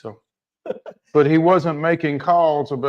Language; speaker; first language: English; native; English